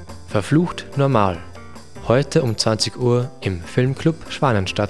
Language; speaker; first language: German; native; German